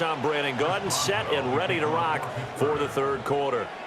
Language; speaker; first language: English; native; English